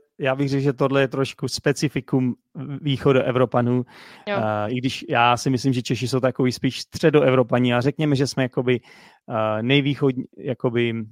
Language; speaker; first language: Czech; native; Czech